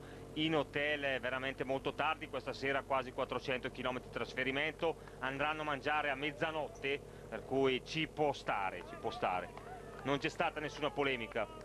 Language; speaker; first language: Italian; native; Italian